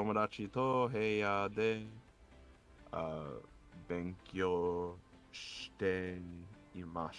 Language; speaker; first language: Japanese; non-native, learner; English